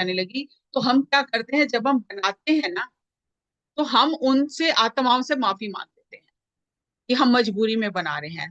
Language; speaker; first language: Hindi; native; Hindi